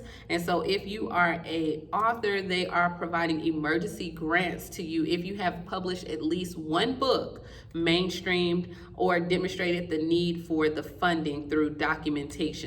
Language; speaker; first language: English; native; English